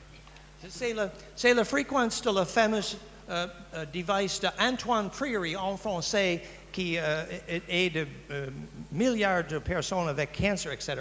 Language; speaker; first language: French; non-native, learner; English